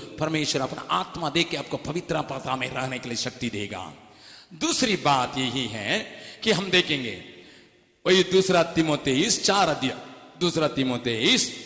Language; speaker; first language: Hindi; non-native, local second language; Tamil